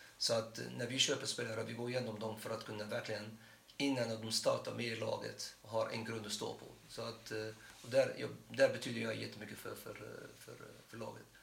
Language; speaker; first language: Swedish; non-native, fluent; Arabic